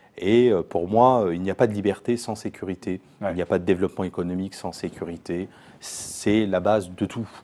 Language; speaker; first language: French; native; French